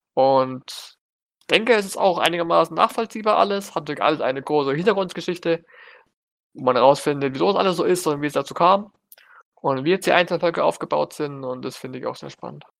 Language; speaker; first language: German; native; German